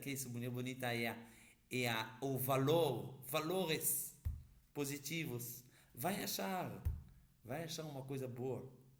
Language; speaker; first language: Portuguese; non-native, fluent; Hebrew